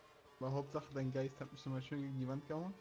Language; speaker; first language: German; native; German